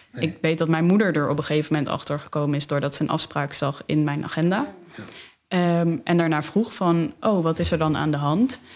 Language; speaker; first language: Dutch; native; Dutch